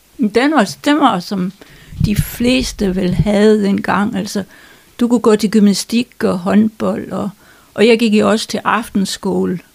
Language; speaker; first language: Danish; native; Danish